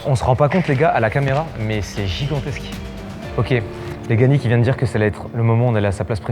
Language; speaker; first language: French; native; French